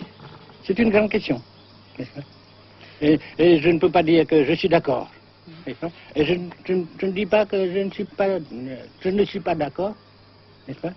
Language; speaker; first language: French; non-native, fluent; Vietnamese